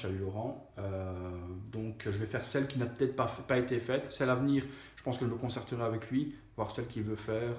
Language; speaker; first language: French; native; French